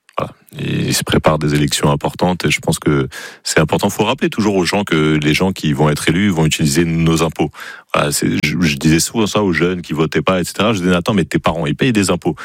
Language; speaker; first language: French; native; French